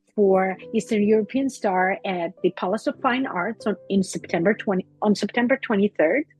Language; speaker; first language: English; non-native, fluent; Russian